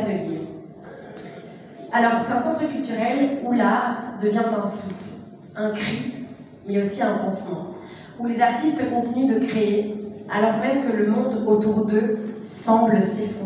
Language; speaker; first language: French; native; French